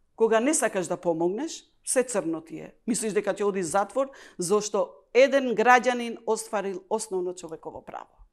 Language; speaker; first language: Macedonian; non-native, local second language; Albanian